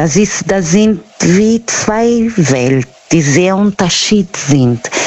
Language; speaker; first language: German; non-native, learner; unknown